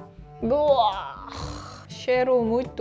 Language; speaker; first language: Portuguese; non-native, learner; Korean